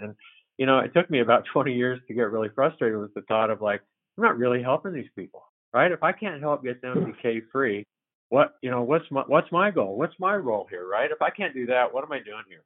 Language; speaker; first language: English; native; English